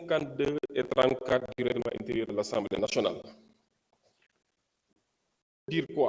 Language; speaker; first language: French; non-native, local second language; Wolof